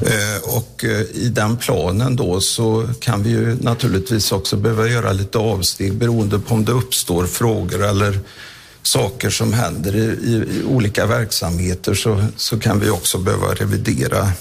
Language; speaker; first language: Swedish; native; Swedish